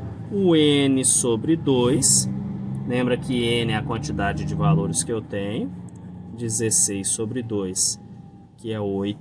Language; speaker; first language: Portuguese; native; Portuguese